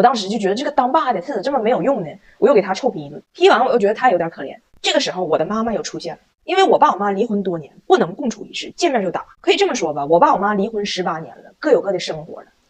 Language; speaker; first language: Chinese; native; Chinese